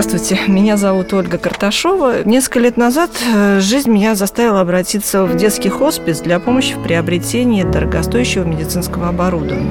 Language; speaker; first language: Russian; native; Russian